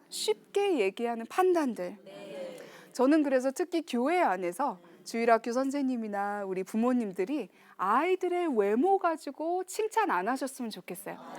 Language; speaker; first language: Korean; early bilingual, heritage; Korean